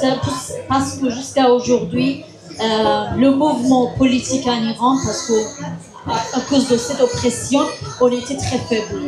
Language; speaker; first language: French; non-native, fluent; Kurdish